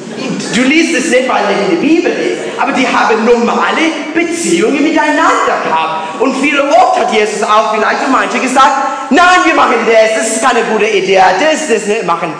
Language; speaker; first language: German; non-native, learner; English